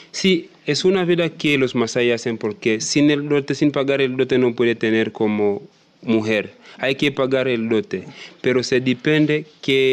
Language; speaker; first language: Spanish; non-native, learner; Masai